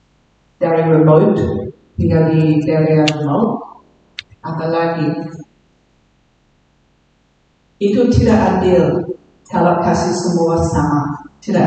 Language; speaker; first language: Indonesian; non-native, learner; English